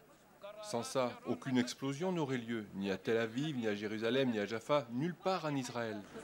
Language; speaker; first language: French; native; French